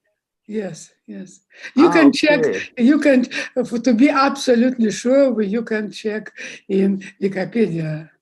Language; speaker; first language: English; non-native, fluent; Russian